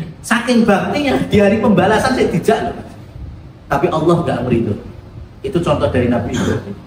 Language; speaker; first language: Indonesian; native; Indonesian